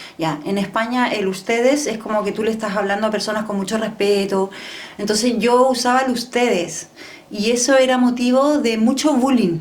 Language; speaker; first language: Spanish; early bilingual, heritage; Spanish